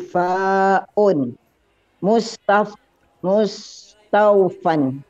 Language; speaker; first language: Arabic; non-native, learner; Malay